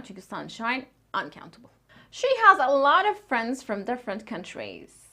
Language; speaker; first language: English; non-native, fluent; Turkish